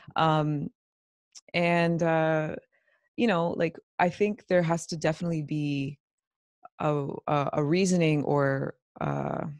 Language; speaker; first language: English; native; English